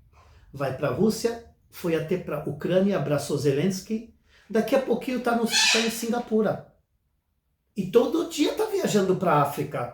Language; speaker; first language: Portuguese; non-native, fluent; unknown